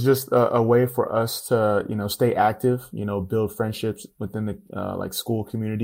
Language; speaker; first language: English; native; English